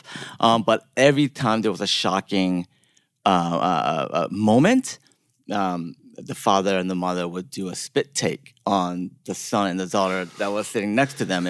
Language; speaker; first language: English; early bilingual, other home language; Korean